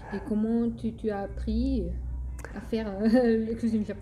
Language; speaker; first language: French; non-native, fluent; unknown